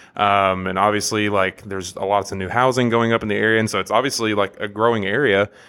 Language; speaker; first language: English; native; English